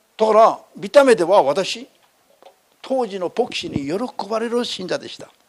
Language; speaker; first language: Japanese; non-native, fluent; Korean